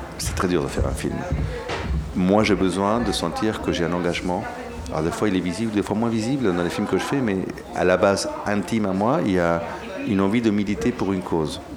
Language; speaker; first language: French; early bilingual, other home language; Spanish